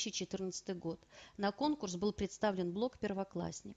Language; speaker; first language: Russian; native; Russian